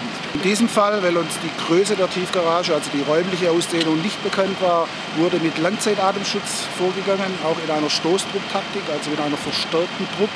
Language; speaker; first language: German; native; German